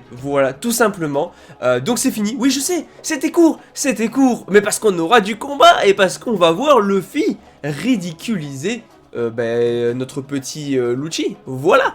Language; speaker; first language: French; native; French